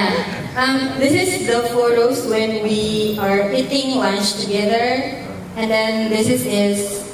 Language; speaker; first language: English; non-native, fluent; Indonesian